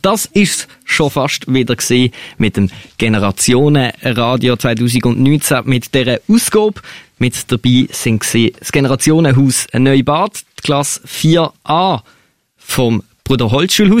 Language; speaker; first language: German; native; German